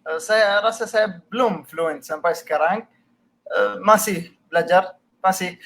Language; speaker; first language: Indonesian; non-native, fluent; Arabic